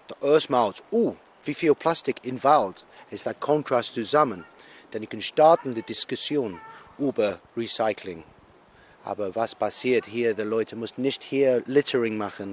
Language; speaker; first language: German; non-native, learner; English